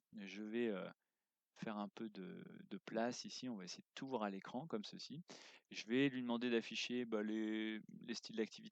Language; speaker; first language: French; native; French